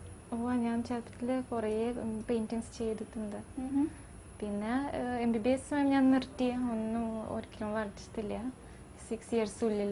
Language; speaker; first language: Malayalam; non-native, fluent; Russian